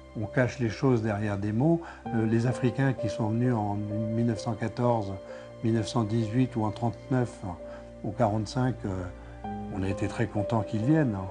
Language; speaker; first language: French; native; French